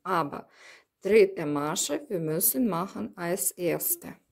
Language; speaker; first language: German; non-native, learner; Russian